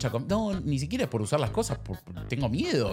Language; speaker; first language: Spanish; native; Spanish